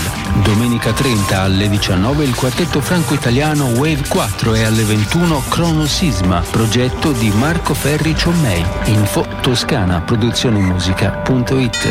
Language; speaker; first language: Italian; native; Italian